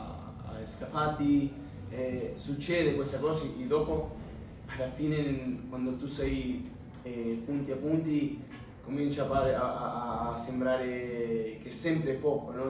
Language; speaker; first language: Italian; non-native, fluent; Spanish